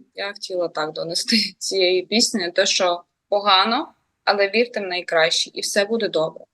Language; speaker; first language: Ukrainian; native; Ukrainian